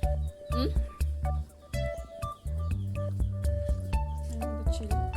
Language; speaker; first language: English; non-native, learner; Filipino